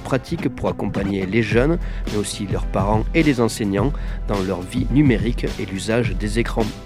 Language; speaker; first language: French; native; French